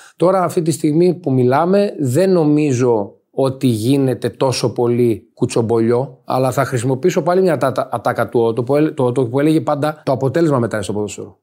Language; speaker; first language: Greek; native; Greek